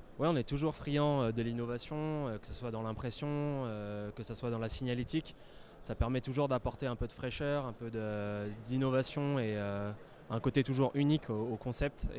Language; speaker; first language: French; native; French